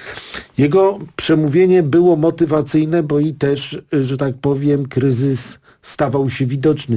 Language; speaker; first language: Polish; native; Polish